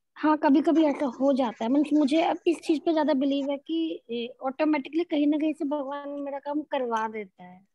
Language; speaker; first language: Hindi; native; Hindi